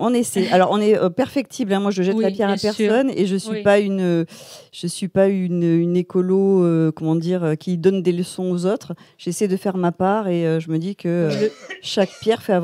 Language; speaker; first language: French; native; French